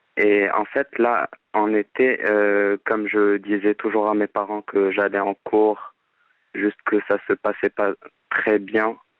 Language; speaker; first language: French; non-native, local second language; Arabic